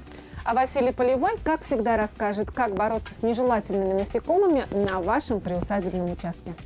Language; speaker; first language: Russian; native; Russian